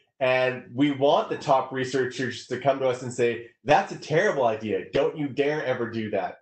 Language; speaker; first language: English; native; English